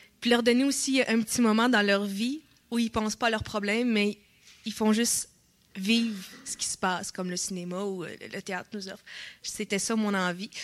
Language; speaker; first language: French; native; French